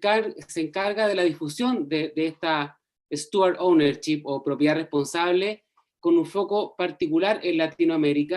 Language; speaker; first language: Spanish; native; Spanish